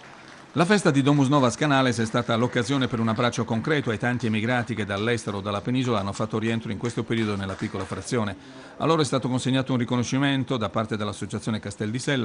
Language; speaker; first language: Italian; native; Italian